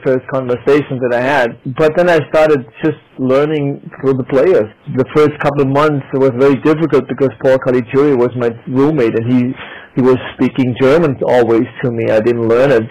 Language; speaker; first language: English; non-native, fluent; German